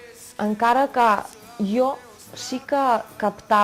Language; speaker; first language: Catalan; non-native, fluent; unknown